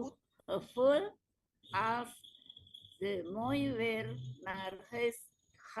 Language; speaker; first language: Dutch; non-native, learner; Indonesian